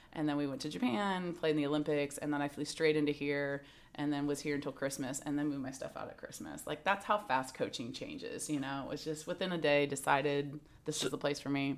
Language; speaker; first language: English; native; English